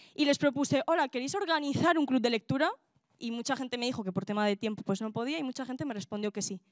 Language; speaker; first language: Spanish; native; Spanish